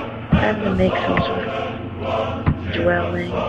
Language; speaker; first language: English; native; English